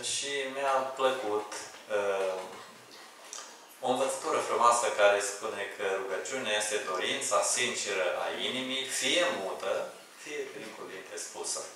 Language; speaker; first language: Romanian; native; Romanian